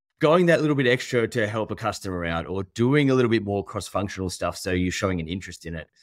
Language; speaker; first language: English; native; English